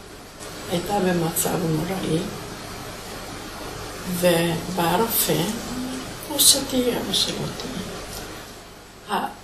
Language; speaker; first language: Hebrew; non-native, fluent; Hungarian